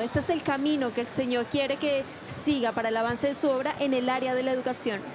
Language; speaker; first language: Spanish; native; Spanish